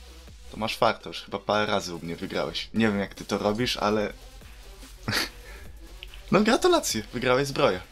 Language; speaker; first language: Polish; native; Polish